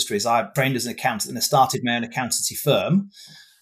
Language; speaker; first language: English; native; English